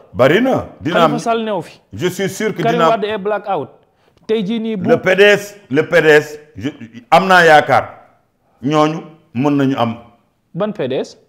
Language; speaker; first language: Wolof; non-native, local second language; Fula